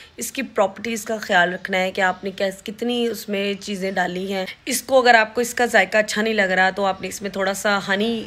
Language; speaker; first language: Urdu; native; Urdu